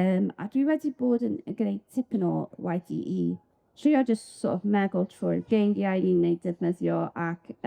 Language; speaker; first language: Welsh; non-native, local second language; English